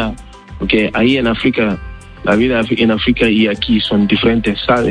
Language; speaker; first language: Spanish; non-native, learner; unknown